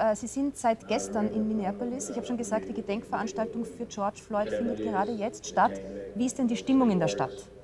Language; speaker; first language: German; native; German